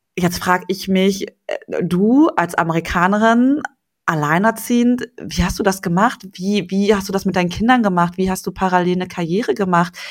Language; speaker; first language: German; native; German